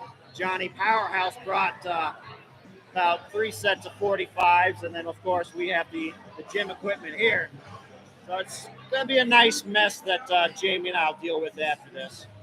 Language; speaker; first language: English; native; English